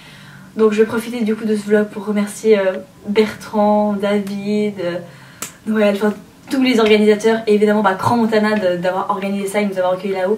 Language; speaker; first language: French; native; French